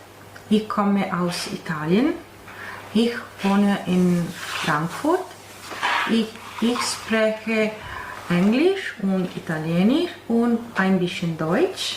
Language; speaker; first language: German; non-native, learner; Italian